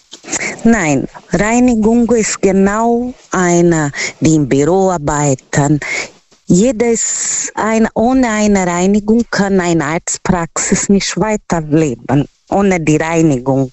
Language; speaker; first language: German; non-native, learner; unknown